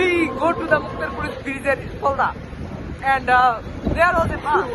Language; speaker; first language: English; non-native, local second language; Bangla